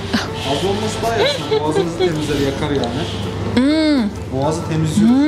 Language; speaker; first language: Turkish; native; Turkish